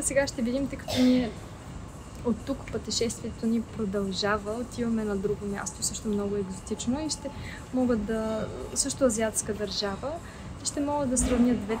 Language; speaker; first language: Bulgarian; native; Bulgarian